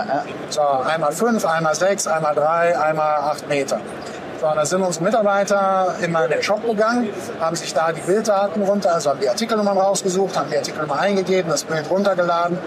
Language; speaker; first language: German; native; German